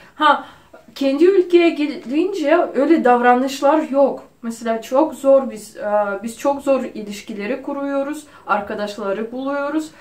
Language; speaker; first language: Turkish; non-native, fluent; Russian